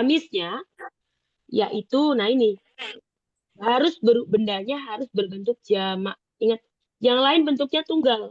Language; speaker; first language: Indonesian; native; Indonesian